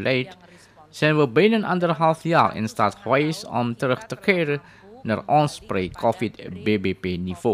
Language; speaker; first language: Dutch; non-native, fluent; Indonesian